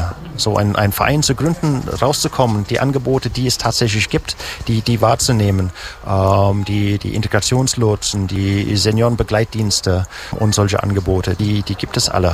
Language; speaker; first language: German; native; German